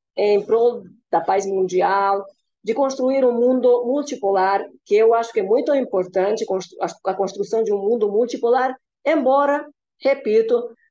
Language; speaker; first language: Portuguese; non-native, fluent; Hungarian